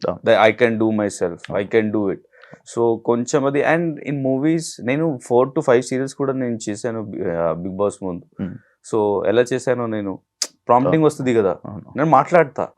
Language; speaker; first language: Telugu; non-native, learner; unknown